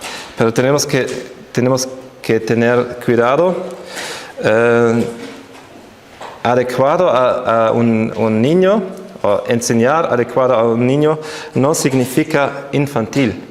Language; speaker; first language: Spanish; non-native, fluent; German